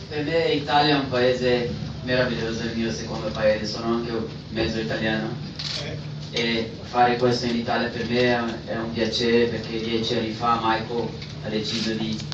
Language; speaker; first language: Italian; non-native, fluent; Portuguese